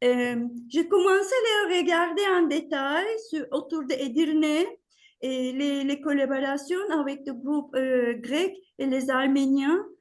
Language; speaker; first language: French; non-native, fluent; Turkish